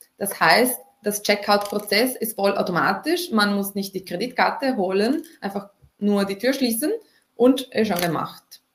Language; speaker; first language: German; non-native, fluent; Italian